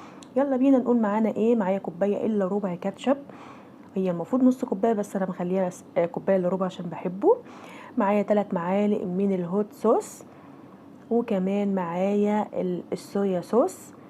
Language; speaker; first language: Arabic; native; Arabic